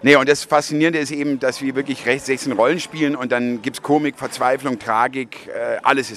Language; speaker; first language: German; native; German